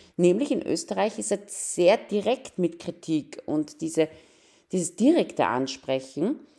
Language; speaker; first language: German; early bilingual, other home language; Persian